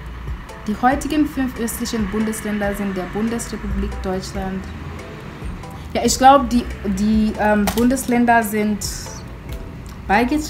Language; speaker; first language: German; non-native, fluent; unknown